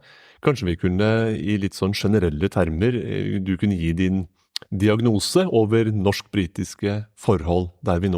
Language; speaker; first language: Norwegian; native; Norwegian